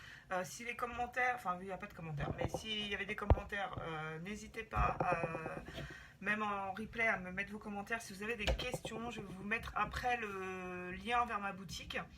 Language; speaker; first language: French; native; French